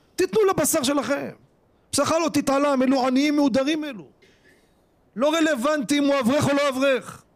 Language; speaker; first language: Hebrew; native; Hebrew